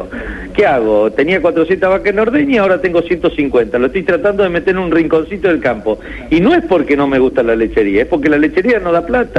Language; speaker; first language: Spanish; native; Spanish